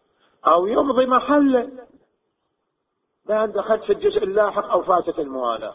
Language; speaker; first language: Arabic; native; Arabic